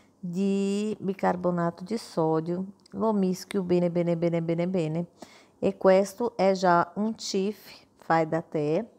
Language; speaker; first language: Italian; non-native, fluent; Portuguese